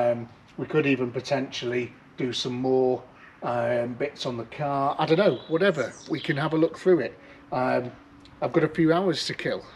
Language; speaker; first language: English; native; English